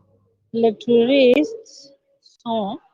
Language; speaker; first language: French; non-native, learner; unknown